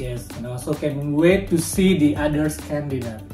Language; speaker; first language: English; non-native, learner; Indonesian